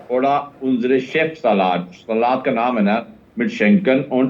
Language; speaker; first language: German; non-native, fluent; Urdu